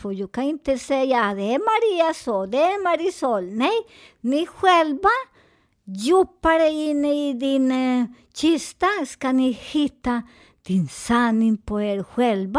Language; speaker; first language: Swedish; non-native, fluent; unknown